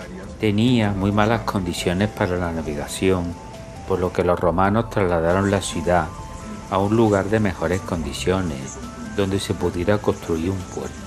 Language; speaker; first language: Spanish; native; Spanish